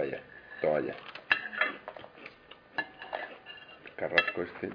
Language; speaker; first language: Spanish; native; Spanish